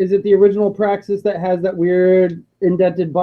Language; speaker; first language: English; native; English